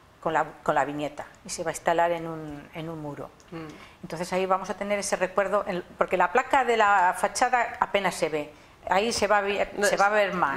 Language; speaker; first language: Spanish; native; Spanish